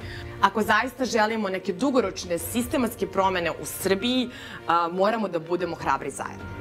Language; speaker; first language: Serbian; native; Serbian